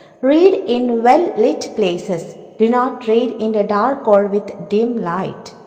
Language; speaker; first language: English; non-native, local second language; Malayalam